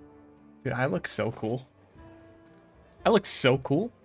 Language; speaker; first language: English; native; English